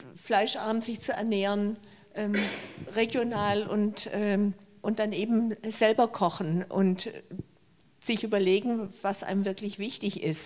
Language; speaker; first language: German; native; German